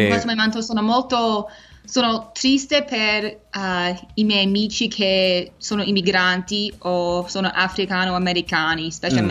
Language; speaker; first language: Italian; early bilingual, heritage; English